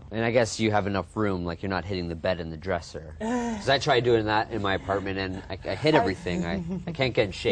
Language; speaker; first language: English; native; English